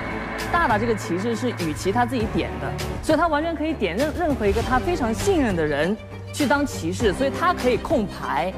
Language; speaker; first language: Chinese; native; Chinese